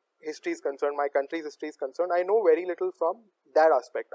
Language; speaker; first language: English; non-native, local second language; Hindi